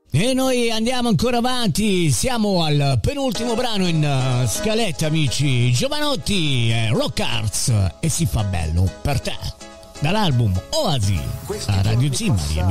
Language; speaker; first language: Italian; native; Italian